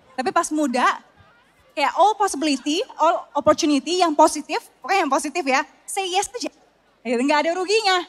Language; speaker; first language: Indonesian; native; Indonesian